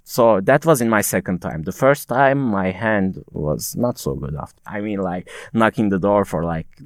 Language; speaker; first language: English; non-native, fluent; Turkish